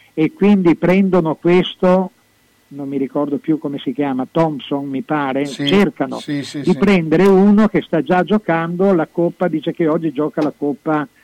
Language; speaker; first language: Italian; native; Italian